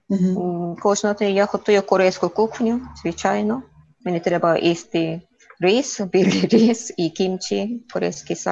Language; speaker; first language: Ukrainian; non-native, learner; Korean